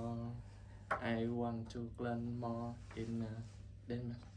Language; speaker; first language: English; non-native, learner; Vietnamese